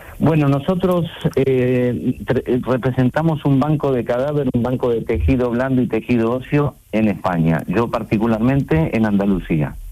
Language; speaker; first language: Spanish; native; Spanish